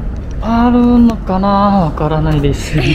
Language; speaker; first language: Japanese; non-native, fluent; Indonesian